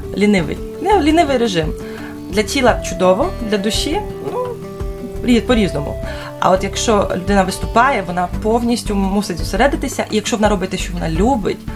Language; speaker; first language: Ukrainian; native; Ukrainian